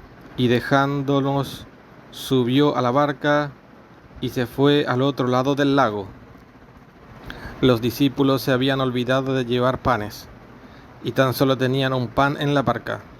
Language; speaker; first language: Spanish; native; Spanish